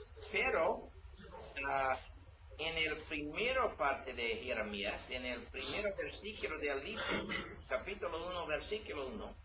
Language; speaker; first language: Spanish; non-native, learner; English